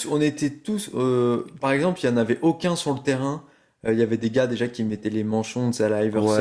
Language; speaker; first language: French; native; French